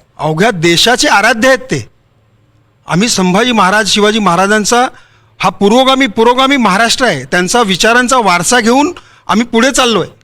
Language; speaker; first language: Marathi; non-native, local second language; Hindi